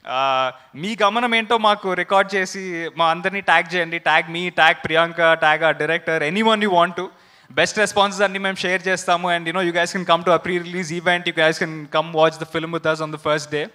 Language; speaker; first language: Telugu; non-native, fluent; Hindi